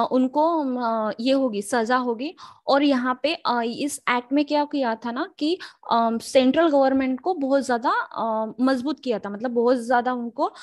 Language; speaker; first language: Hindi; native; Hindi